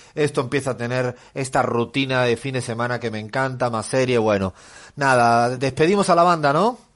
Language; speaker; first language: Spanish; native; Spanish